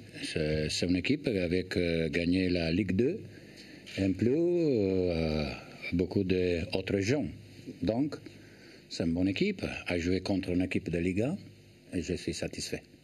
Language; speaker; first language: French; non-native, learner; Italian